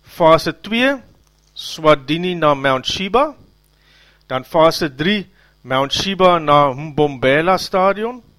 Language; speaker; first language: Afrikaans; native; Afrikaans